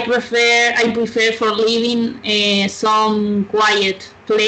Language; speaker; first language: English; non-native, learner; Spanish